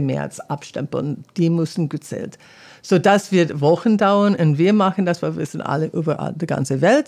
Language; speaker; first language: German; non-native, fluent; English